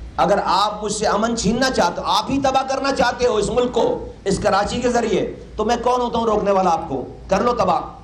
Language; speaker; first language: Urdu; native; Urdu